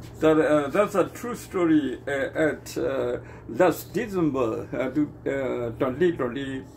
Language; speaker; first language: English; non-native, learner; Burmese